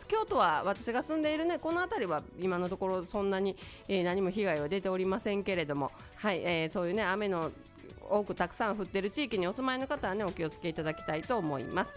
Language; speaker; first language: Japanese; native; Japanese